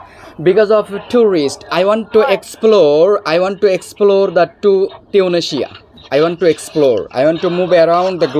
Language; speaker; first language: English; non-native, learner; Bangla